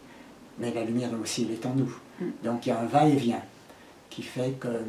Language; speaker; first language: French; native; French